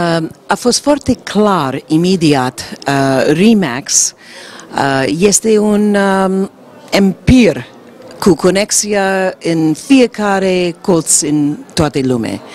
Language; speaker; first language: Romanian; non-native, learner; English